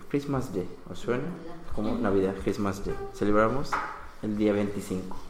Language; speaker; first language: Spanish; non-native, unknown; Bangla